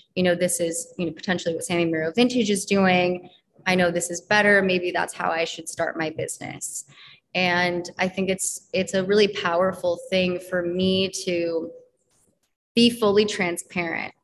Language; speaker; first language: English; native; English